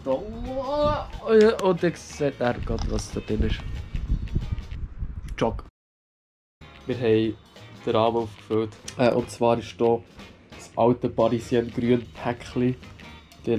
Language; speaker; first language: German; native; German